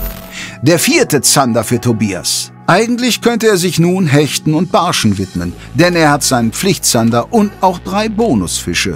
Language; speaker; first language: German; native; German